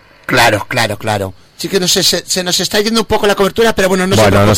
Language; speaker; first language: Spanish; native; Spanish